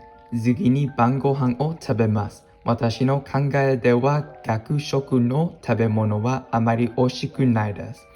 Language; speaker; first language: Japanese; non-native, learner; English